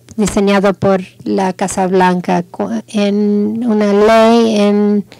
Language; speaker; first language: Spanish; non-native, fluent; English